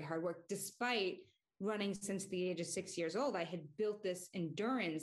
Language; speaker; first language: English; native; English